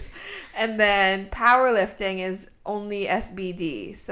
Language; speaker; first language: English; native; English